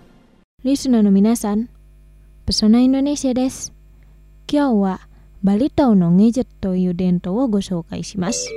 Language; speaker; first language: Japanese; non-native, fluent; Indonesian